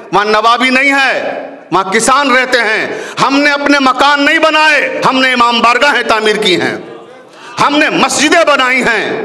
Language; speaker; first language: Hindi; native; Hindi